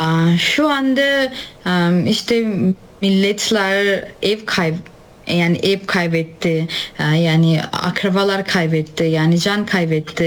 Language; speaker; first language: Turkish; non-native, learner; Nepali